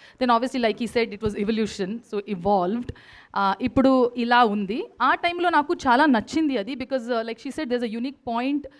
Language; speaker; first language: Telugu; non-native, learner; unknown